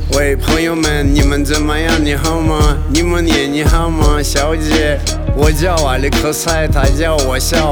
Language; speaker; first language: Chinese; non-native, learner; Russian